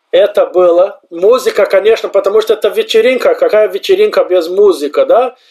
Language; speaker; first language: Russian; non-native, fluent; Portuguese